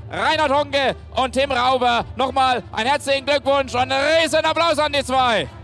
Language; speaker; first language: German; native; German